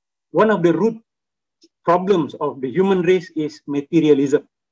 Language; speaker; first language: English; non-native, local second language; Malay